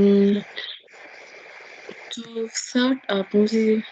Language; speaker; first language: English; non-native, learner; Vietnamese